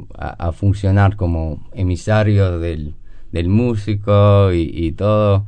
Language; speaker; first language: Spanish; non-native, learner; English